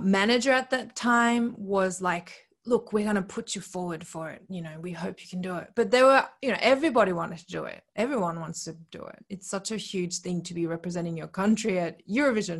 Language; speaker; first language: English; early bilingual, other home language; Korean